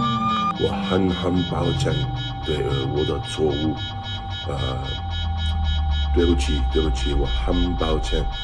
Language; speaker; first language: Chinese; non-native, learner; English